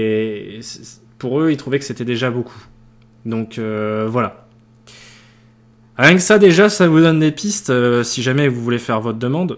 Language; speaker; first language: French; native; French